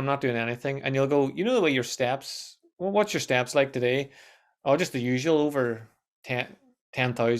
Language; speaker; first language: English; native; English